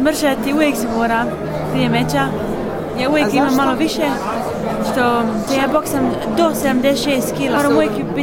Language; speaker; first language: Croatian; early bilingual, heritage; Bosnian